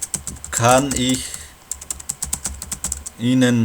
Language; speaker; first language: German; non-native, learner; Nepali